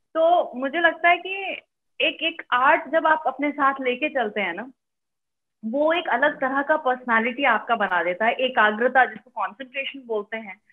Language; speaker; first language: Hindi; native; Hindi